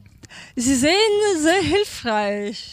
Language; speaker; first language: German; non-native, learner; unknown